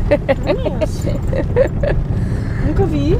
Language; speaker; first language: Portuguese; native; Portuguese